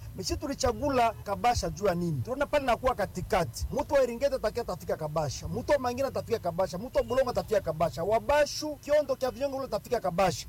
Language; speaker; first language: Swahili; non-native, local second language; Nande